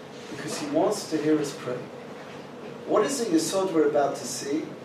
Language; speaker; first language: English; native; English